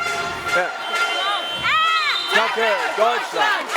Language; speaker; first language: German; native; German